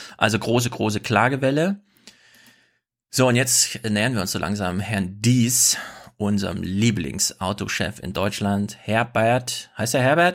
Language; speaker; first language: German; native; German